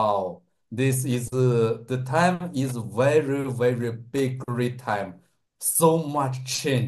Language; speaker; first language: English; non-native, learner; Russian